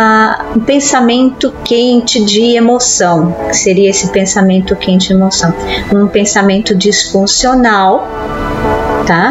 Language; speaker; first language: Portuguese; native; Portuguese